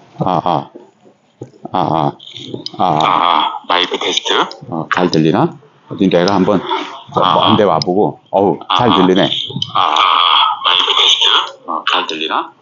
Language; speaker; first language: Korean; native; Korean